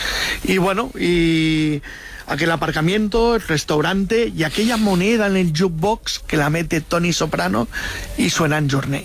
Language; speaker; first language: Spanish; native; Spanish